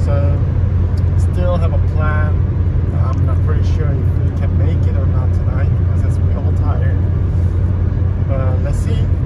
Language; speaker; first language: English; non-native, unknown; Korean